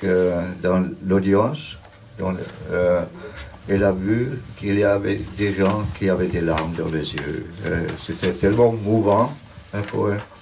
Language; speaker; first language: French; non-native, fluent; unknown